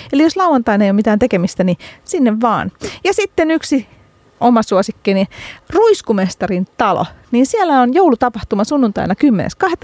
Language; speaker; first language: Finnish; native; Finnish